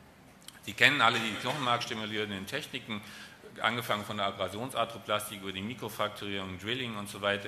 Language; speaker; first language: German; native; German